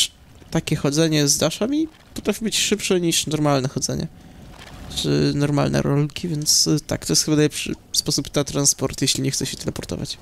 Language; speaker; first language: Polish; native; Polish